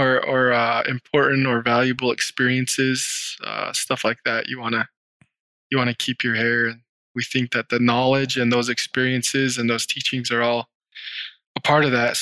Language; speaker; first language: English; early bilingual, other home language; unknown